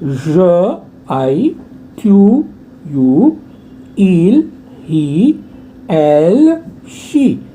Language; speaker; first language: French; non-native, fluent; Hindi